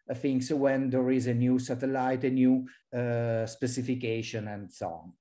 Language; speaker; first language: English; non-native, fluent; Italian